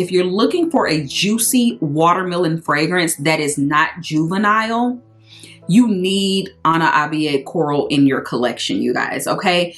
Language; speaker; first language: English; native; English